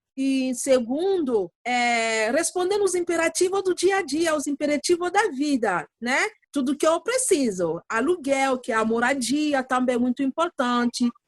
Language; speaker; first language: Portuguese; non-native, learner; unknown